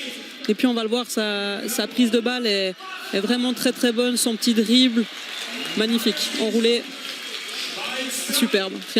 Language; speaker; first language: French; native; French